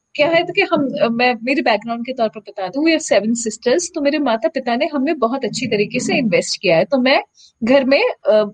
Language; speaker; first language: Hindi; native; Hindi